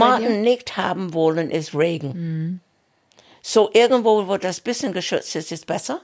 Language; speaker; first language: German; non-native, fluent; English